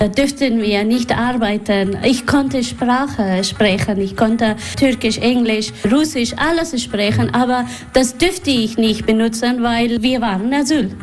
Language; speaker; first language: German; non-native, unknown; Persian